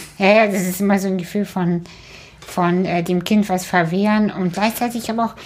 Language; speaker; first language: German; early bilingual, other home language; Russian